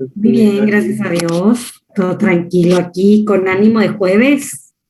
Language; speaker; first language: Spanish; native; Spanish